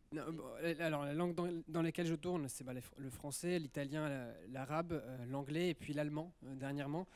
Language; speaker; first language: French; early bilingual, other home language; Italian